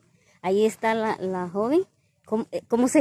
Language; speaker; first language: Spanish; native; Spanish